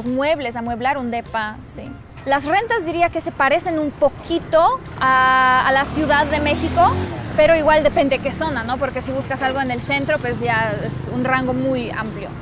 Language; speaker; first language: Spanish; non-native, fluent; Polish